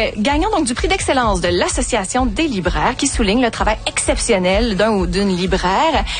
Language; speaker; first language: French; native; French